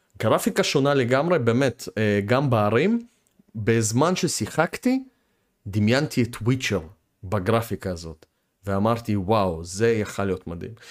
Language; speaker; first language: Hebrew; early bilingual, other home language; Russian